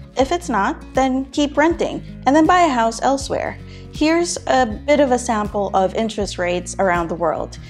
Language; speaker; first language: English; non-native, local second language; Filipino